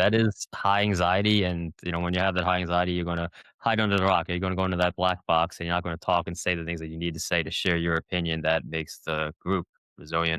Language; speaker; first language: English; native; English